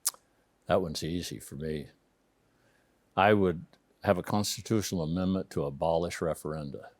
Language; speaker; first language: English; native; English